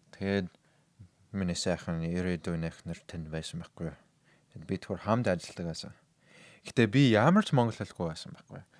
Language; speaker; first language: Mongolian; non-native, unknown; English